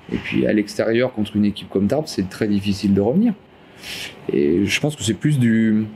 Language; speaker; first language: French; native; French